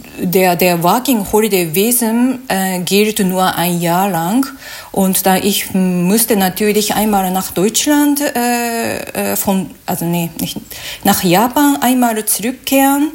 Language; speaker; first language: German; non-native, learner; Japanese